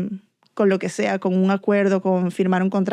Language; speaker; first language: Spanish; native; Spanish